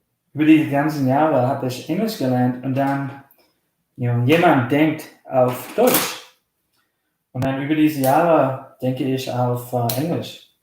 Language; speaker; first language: German; early bilingual, heritage; German